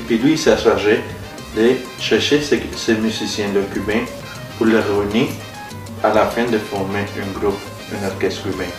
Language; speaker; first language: French; non-native, fluent; Spanish